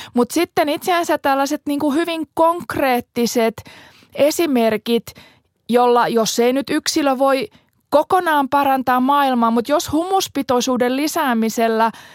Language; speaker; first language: Finnish; native; Finnish